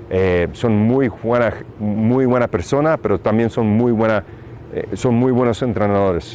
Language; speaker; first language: Spanish; early bilingual, heritage; Spanish